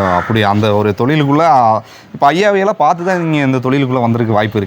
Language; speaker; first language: Tamil; native; Tamil